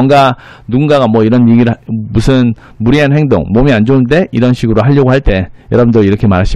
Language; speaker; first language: Korean; native; Korean